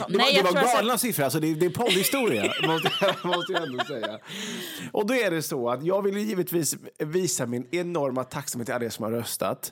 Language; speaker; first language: Swedish; native; Swedish